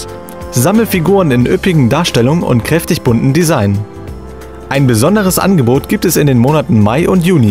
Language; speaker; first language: German; native; German